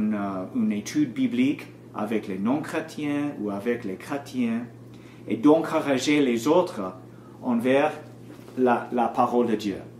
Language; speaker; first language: French; non-native, learner; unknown